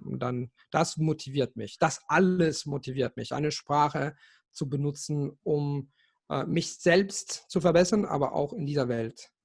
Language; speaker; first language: German; non-native, fluent; Italian